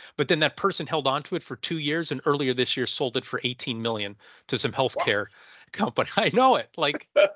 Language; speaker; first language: English; native; English